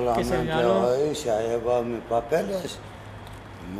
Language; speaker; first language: Spanish; non-native, learner; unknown